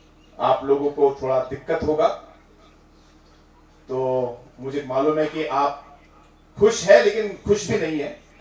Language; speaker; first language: Hindi; non-native, local second language; Garo